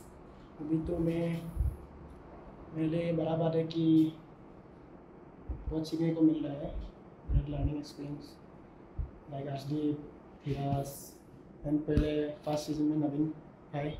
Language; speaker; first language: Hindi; non-native, local second language; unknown